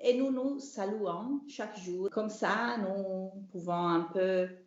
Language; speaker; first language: French; non-native, learner; Italian